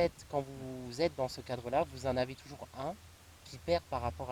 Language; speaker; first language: French; native; French